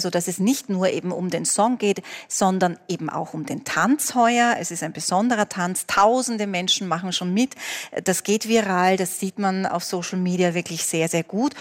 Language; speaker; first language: German; native; German